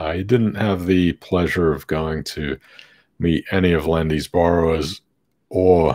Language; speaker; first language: English; native; English